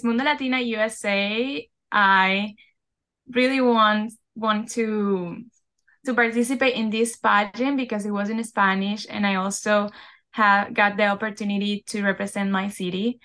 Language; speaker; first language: English; non-native, fluent; Spanish